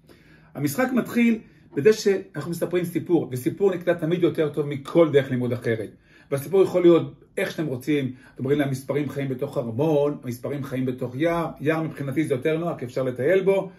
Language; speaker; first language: Hebrew; native; Hebrew